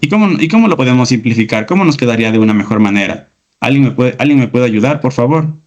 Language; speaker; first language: Spanish; native; Spanish